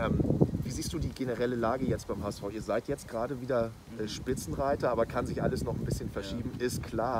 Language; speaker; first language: German; native; German